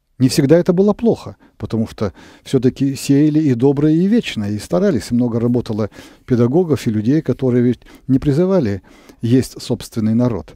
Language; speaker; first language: Russian; native; Russian